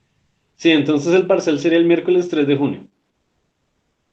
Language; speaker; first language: Spanish; native; Spanish